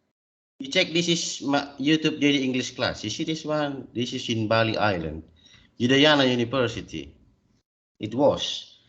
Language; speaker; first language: English; non-native, learner; Indonesian